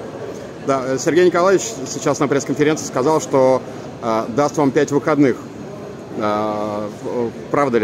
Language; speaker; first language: Russian; native; Russian